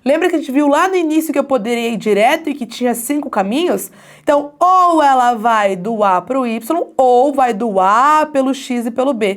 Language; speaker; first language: Portuguese; native; Portuguese